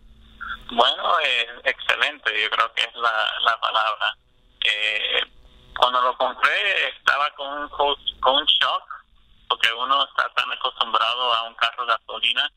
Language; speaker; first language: Spanish; early bilingual, other home language; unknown